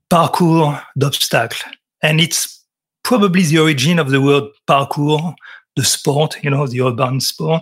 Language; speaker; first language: English; non-native, fluent; French